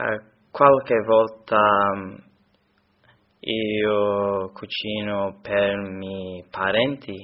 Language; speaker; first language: Italian; non-native, learner; English